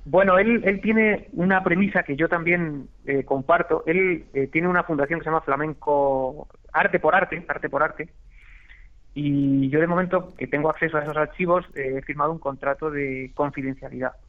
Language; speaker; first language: Spanish; native; Spanish